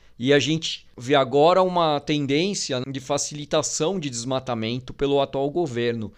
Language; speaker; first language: Portuguese; native; Portuguese